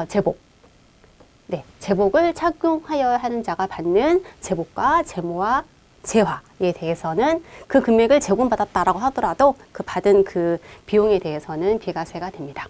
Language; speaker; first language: Korean; native; Korean